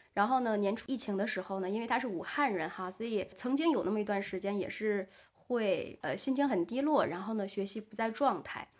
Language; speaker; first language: Chinese; native; Chinese